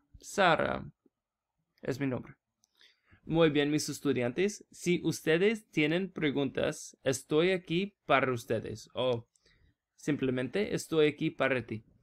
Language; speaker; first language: Spanish; non-native, learner; English